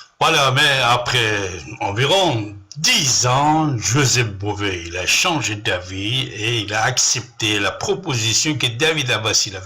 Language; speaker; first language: French; non-native, fluent; Persian